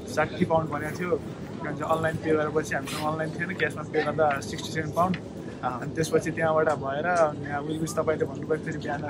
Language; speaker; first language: Nepali; non-native, local second language; Maithili